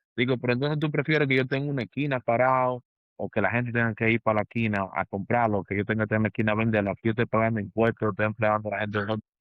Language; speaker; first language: Spanish; early bilingual, heritage; Spanish